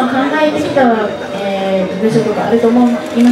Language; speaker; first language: Japanese; non-native, fluent; Korean